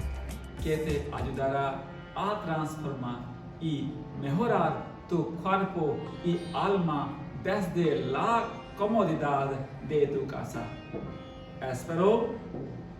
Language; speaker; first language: Spanish; non-native, learner; Hindi